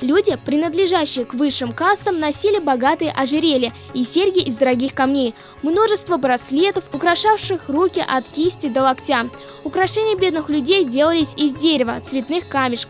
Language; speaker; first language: Russian; native; Russian